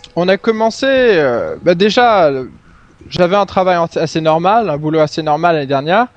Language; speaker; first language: French; non-native, fluent; Swedish